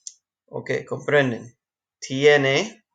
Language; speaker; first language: Spanish; non-native, fluent; English